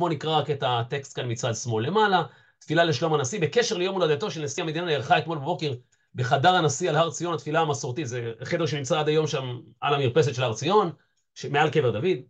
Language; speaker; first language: Hebrew; native; Hebrew